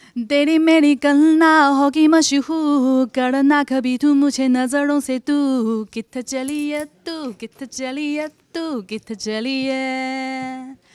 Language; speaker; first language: Hindi; non-native, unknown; Chinese